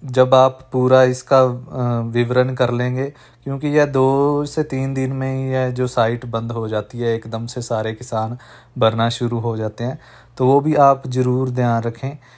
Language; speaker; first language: Hindi; non-native, local second language; Punjabi